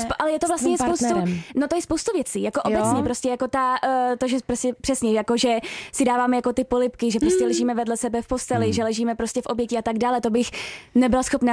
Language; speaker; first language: Czech; native; Czech